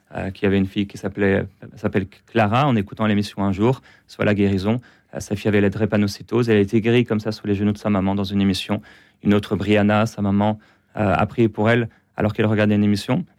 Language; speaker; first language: French; native; French